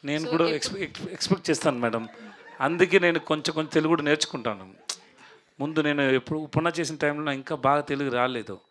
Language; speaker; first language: Telugu; non-native, learner; Tamil